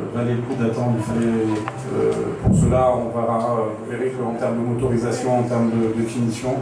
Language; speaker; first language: French; non-native, local second language; Arabic